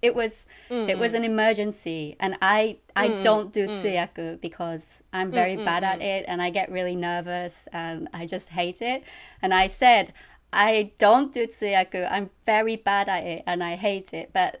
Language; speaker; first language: English; native; English